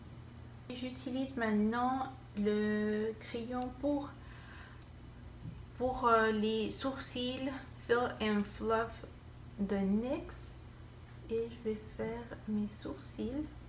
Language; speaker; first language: French; non-native, fluent; Spanish